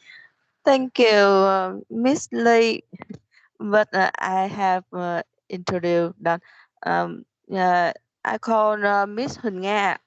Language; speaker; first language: English; non-native, learner; Vietnamese